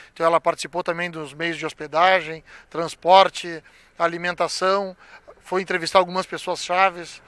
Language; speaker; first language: Portuguese; native; Portuguese